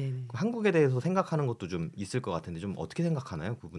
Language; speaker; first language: Korean; native; Korean